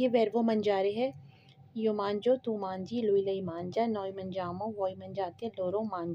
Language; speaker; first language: Italian; non-native, fluent; Urdu